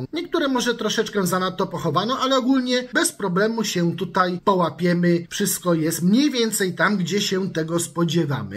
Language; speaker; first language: Polish; native; Polish